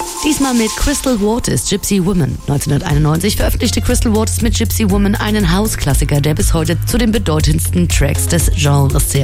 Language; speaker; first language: German; native; German